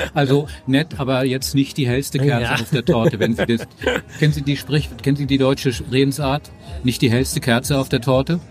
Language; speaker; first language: German; native; German